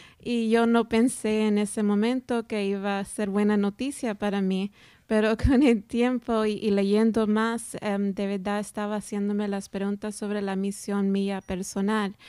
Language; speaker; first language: Spanish; non-native, fluent; English